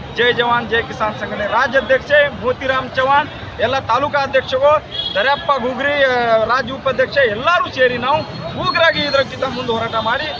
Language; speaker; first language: Kannada; native; Kannada